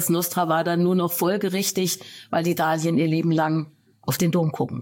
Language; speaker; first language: German; native; German